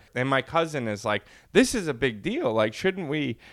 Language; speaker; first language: English; native; English